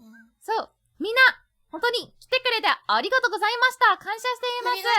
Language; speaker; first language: Japanese; non-native, learner; English